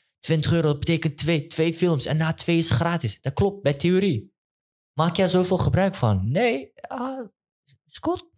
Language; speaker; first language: Dutch; early bilingual, other home language; Turkish